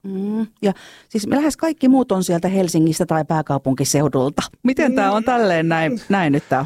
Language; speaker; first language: Finnish; native; Finnish